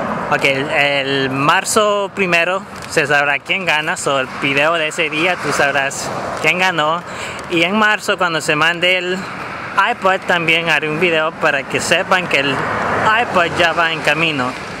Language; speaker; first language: Spanish; native; Spanish